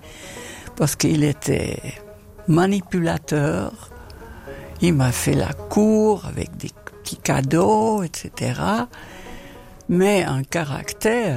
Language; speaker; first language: French; non-native, fluent; Dutch